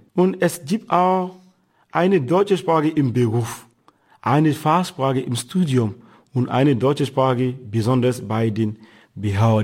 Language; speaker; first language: German; non-native, fluent; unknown